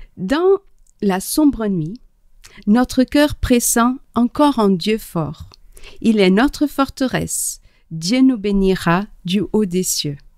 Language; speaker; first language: French; non-native, fluent; Portuguese